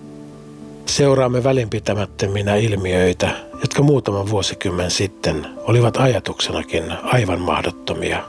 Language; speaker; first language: Finnish; native; Finnish